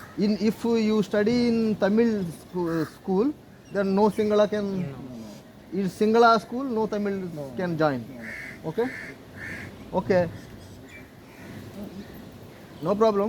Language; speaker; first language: English; non-native, learner; Telugu